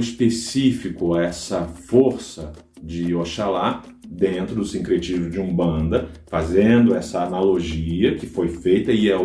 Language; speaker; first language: Portuguese; native; Portuguese